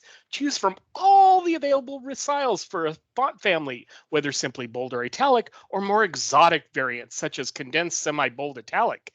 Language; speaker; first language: English; native; English